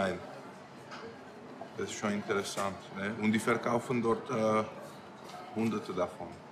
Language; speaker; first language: German; non-native, fluent; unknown